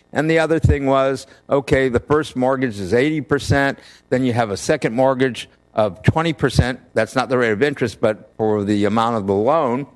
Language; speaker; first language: English; native; English